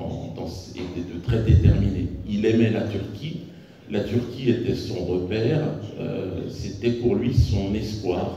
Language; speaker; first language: French; native; French